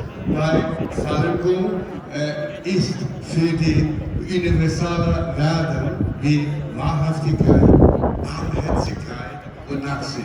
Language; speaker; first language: German; non-native, fluent; Cantonese